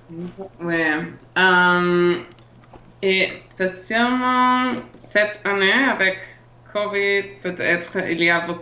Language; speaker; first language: French; non-native, learner; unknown